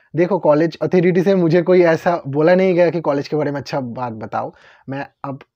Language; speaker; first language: Hindi; non-native, local second language; Bangla